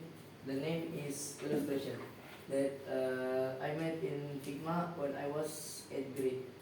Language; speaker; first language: English; non-native, learner; Indonesian